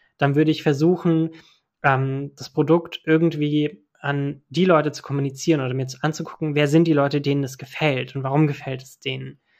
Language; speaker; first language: German; early bilingual, other home language; Turkish